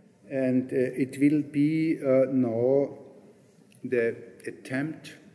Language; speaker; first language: English; non-native, fluent; German